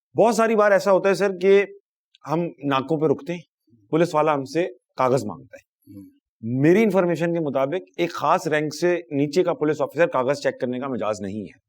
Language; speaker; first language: Urdu; native; Urdu